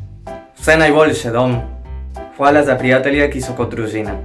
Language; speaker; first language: Slovenian; early bilingual, heritage; Slovenian